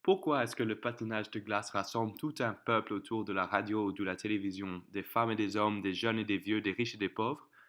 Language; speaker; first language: French; non-native, learner; English